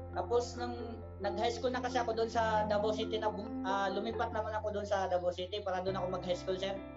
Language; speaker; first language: Filipino; non-native, local second language; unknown